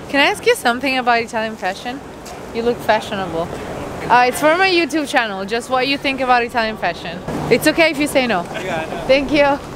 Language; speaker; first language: English; non-native, fluent; Italian